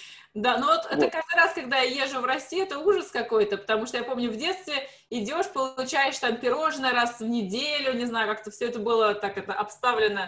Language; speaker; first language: Russian; native; Russian